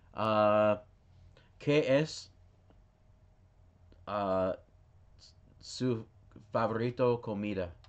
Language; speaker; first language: Spanish; non-native, learner; English